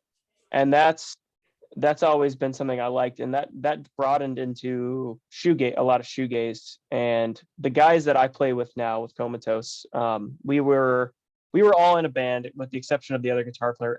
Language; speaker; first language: English; native; English